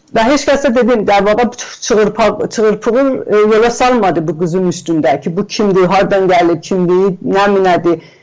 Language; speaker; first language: Azerbaijani; native; Azerbaijani